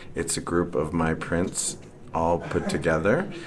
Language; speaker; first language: English; native; English